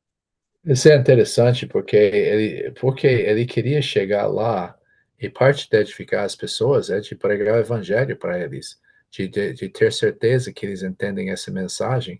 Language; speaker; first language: Portuguese; non-native, fluent; English